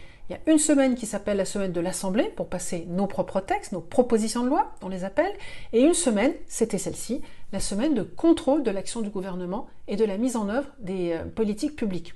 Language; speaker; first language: French; native; French